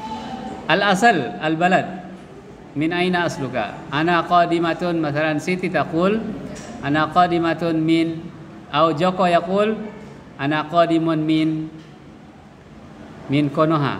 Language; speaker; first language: Arabic; non-native, fluent; Indonesian